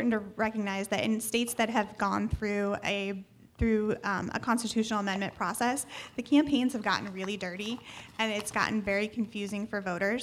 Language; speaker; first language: English; native; English